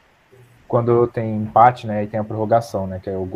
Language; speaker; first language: Portuguese; native; Portuguese